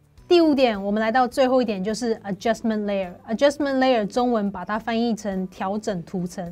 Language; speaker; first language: Chinese; native; Chinese